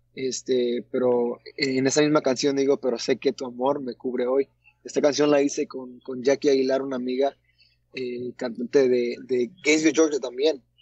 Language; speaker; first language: Spanish; early bilingual, heritage; Spanish